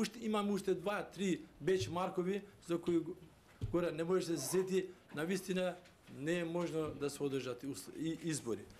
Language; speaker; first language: Macedonian; non-native, local second language; Turkish